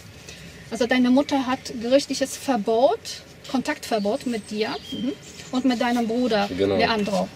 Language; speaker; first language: German; non-native, fluent; Polish